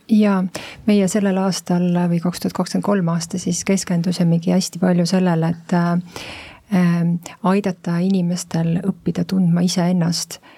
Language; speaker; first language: Estonian; native; Estonian